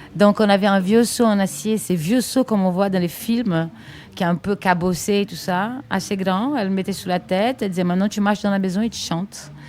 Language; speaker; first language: French; non-native, fluent; Portuguese